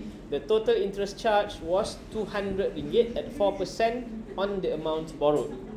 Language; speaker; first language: English; non-native, local second language; Malay